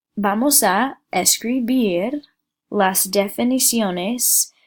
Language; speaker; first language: Spanish; non-native, fluent; English